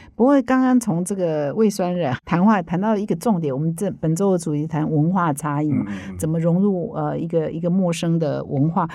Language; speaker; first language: Chinese; native; Chinese